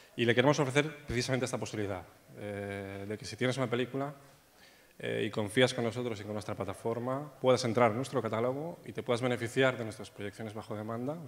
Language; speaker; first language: Spanish; non-native, local second language; Catalan